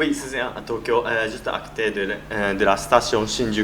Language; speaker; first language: French; non-native, learner; Japanese